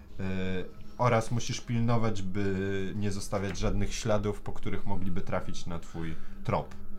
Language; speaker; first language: Polish; early bilingual, heritage; Polish